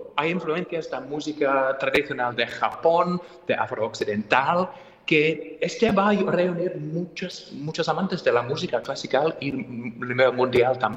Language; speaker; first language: Spanish; non-native, fluent; English